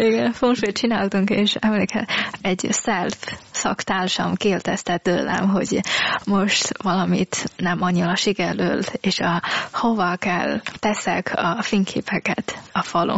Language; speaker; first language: Hungarian; non-native, learner; Chinese